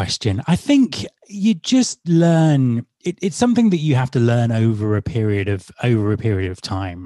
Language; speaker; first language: English; native; English